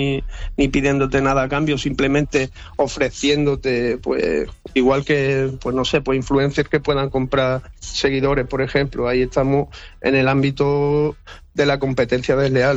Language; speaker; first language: Spanish; native; Spanish